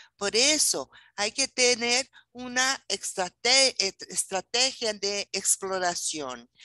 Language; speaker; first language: Spanish; non-native, fluent; Portuguese